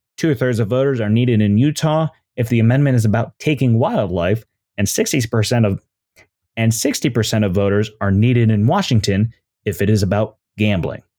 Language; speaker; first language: English; native; English